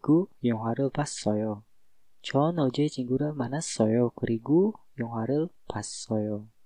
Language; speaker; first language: Korean; non-native, fluent; Indonesian